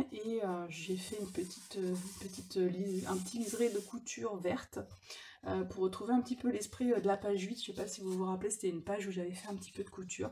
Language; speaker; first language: French; native; French